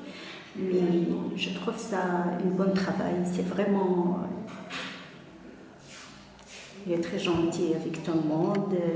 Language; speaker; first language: French; non-native, learner; Arabic